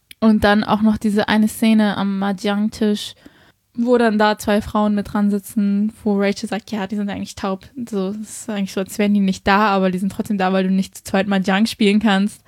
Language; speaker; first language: German; early bilingual, other home language; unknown